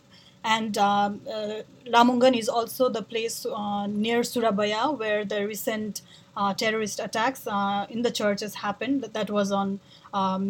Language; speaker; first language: English; non-native, local second language; Nepali